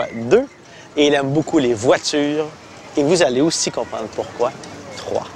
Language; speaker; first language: French; native; French